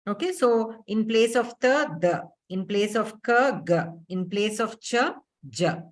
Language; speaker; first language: English; non-native, local second language; Telugu